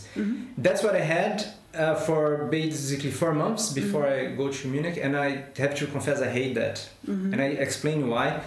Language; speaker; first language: English; non-native, fluent; Portuguese